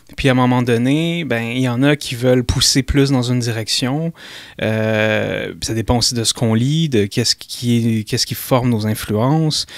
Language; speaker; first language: French; native; French